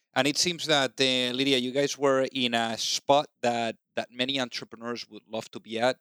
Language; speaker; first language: English; non-native, fluent; Spanish